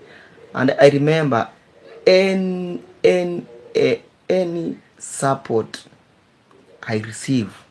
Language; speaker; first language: English; non-native, learner; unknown